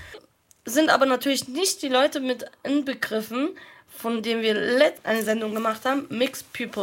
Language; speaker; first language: German; early bilingual, heritage; German